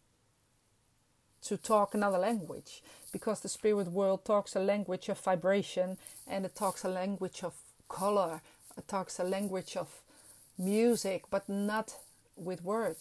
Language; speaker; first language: English; non-native, fluent; Dutch